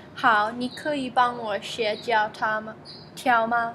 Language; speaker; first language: Chinese; non-native, learner; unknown